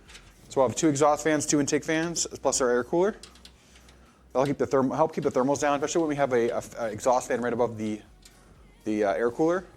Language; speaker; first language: English; native; English